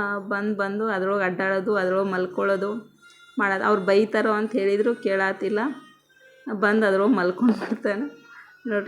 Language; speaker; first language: Kannada; native; Kannada